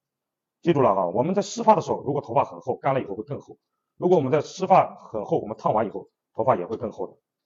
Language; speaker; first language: Chinese; native; Chinese